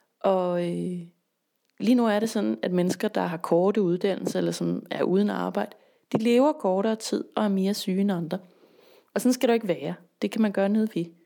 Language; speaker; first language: Danish; native; Danish